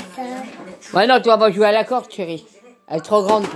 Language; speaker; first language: French; native; French